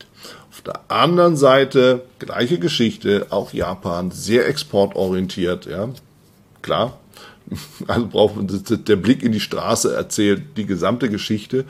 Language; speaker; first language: German; native; German